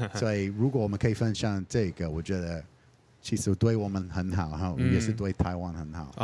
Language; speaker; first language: Chinese; non-native, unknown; English